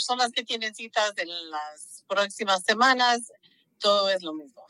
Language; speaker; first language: Spanish; non-native, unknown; English